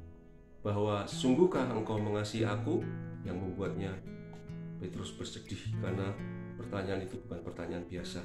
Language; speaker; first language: Indonesian; native; Indonesian